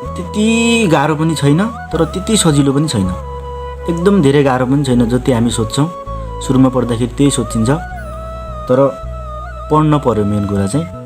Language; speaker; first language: Nepali; native; Nepali